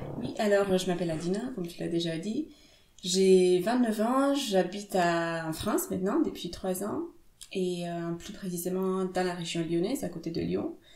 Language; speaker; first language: French; non-native, fluent; Romanian